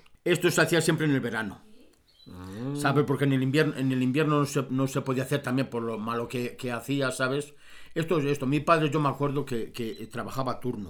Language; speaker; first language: Spanish; native; Spanish